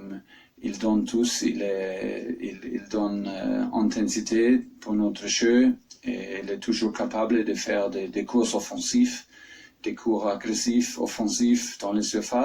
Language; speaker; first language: French; non-native, fluent; German